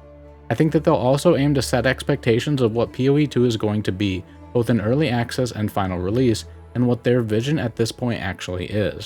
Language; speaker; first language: English; native; English